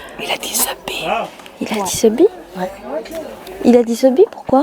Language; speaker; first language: French; native; French